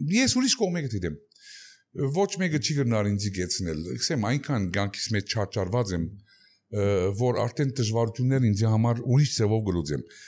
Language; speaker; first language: Armenian; early bilingual, heritage; Armenian